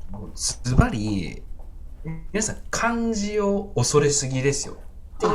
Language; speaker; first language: Japanese; native; Japanese